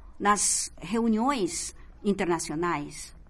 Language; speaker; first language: Portuguese; non-native, fluent; Chinese